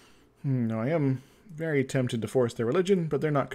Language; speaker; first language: English; native; English